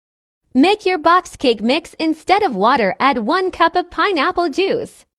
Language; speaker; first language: English; native; English